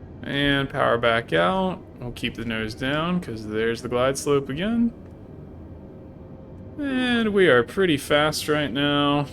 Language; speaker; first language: English; native; English